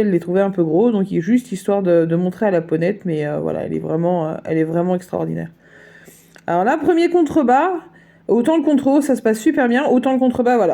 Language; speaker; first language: French; native; French